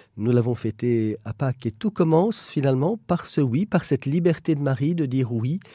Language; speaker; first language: French; native; French